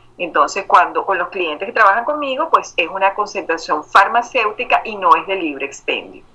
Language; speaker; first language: Spanish; native; Spanish